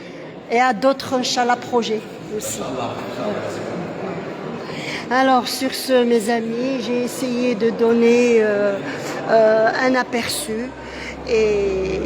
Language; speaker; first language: French; non-native, local second language; Arabic